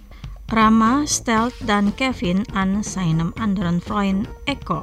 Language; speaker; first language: German; non-native, fluent; Indonesian